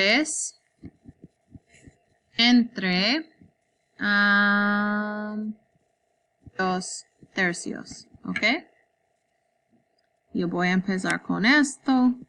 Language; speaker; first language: Spanish; non-native, learner; English